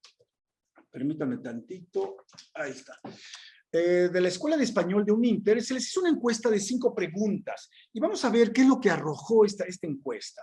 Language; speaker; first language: Spanish; native; Spanish